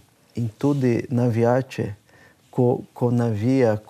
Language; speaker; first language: Slovenian; non-native, learner; Portuguese